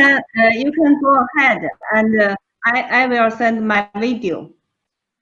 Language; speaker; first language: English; non-native, fluent; Chinese